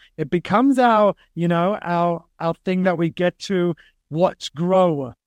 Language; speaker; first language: English; native; English